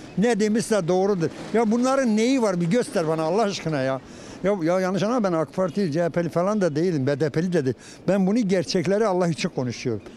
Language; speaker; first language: Turkish; non-native, local second language; Kurdish